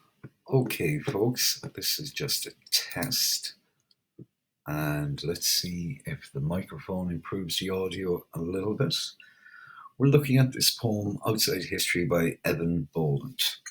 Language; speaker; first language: English; native; English